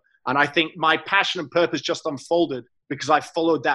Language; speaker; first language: English; native; English